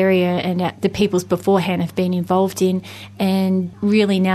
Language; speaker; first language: English; native; English